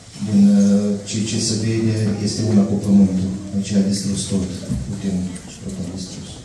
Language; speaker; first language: Romanian; non-native, learner; Russian